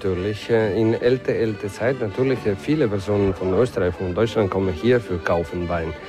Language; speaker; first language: German; non-native, learner; Italian